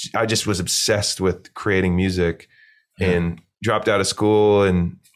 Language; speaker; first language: English; native; English